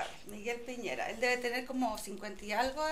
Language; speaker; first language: Spanish; native; Spanish